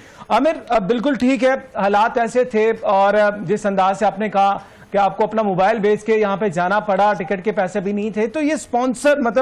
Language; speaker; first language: Urdu; native; Urdu